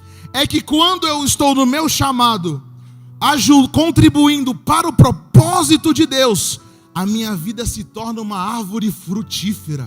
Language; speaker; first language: Portuguese; native; Portuguese